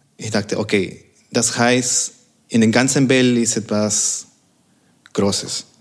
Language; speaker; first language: German; non-native, fluent; Spanish